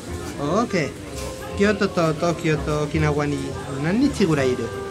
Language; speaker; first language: Japanese; non-native, learner; Spanish